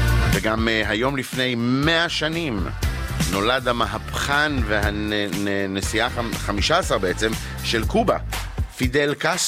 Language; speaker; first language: Hebrew; native; Hebrew